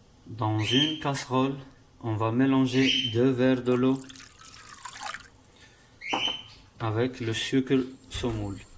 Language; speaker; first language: French; non-native, learner; Arabic